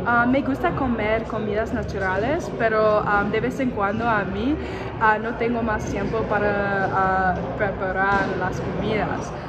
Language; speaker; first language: Spanish; non-native, learner; English